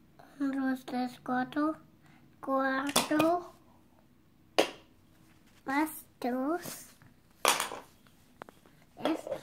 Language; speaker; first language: Spanish; early bilingual, heritage; Spanish